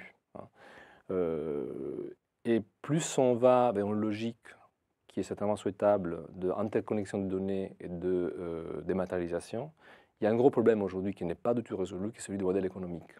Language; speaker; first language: French; non-native, fluent; Italian